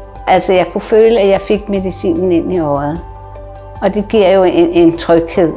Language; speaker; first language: Danish; native; Danish